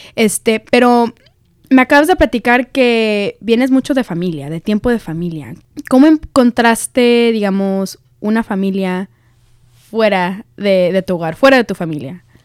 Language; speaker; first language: Spanish; early bilingual, heritage; Spanish